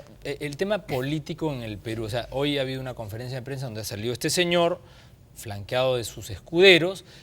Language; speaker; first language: Spanish; native; Spanish